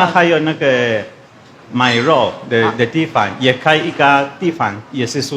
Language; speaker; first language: Chinese; non-native, learner; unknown